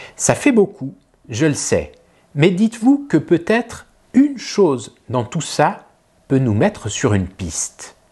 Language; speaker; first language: French; native; French